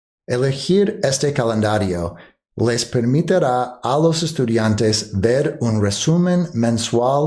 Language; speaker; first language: Spanish; non-native, fluent; English